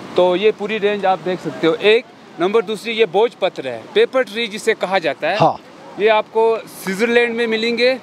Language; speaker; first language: Hindi; native; Hindi